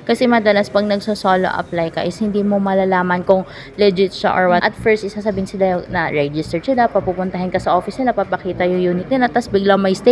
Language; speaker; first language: Filipino; native; Filipino